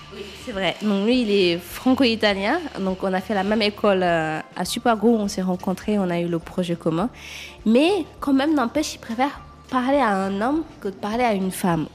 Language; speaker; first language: French; non-native, local second language; Wolof